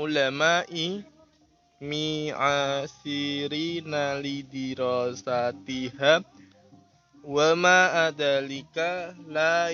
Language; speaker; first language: Arabic; non-native, learner; Indonesian